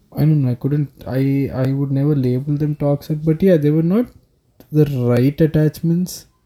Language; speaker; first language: English; non-native, local second language; Telugu